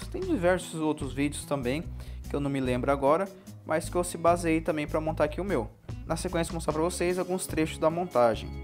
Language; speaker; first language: Portuguese; native; Portuguese